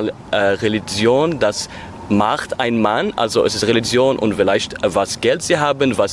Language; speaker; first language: German; non-native, learner; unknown